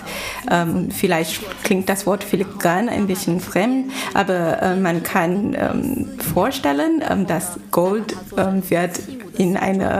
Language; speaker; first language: German; non-native, fluent; Chinese